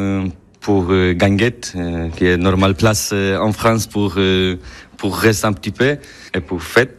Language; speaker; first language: French; non-native, learner; Polish